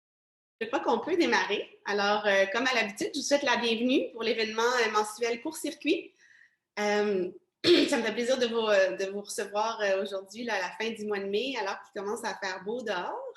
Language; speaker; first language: French; native; French